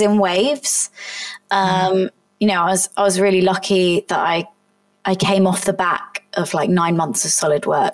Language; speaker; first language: English; native; English